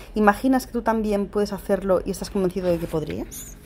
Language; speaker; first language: Spanish; non-native, local second language; Catalan